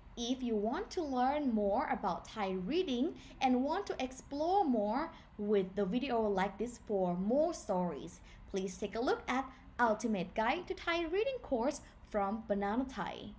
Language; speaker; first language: English; non-native, fluent; Thai